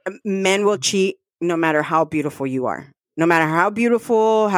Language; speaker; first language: English; early bilingual, other home language; Spanish